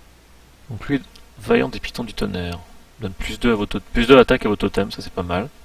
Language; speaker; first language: French; native; French